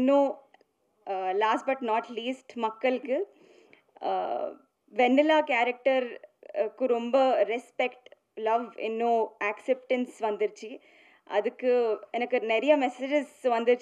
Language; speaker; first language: Tamil; non-native, learner; Telugu